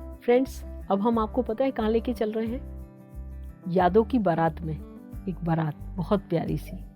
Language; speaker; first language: Hindi; native; Hindi